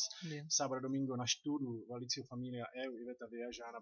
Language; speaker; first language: Portuguese; non-native, learner; Czech